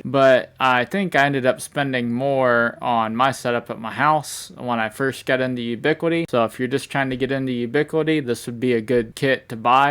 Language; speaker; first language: English; native; English